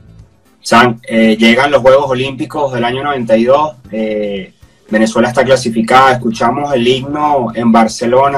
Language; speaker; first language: Spanish; native; Spanish